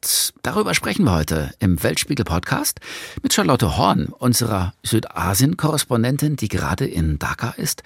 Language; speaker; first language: German; native; German